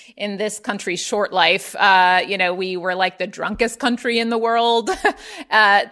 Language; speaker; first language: English; native; English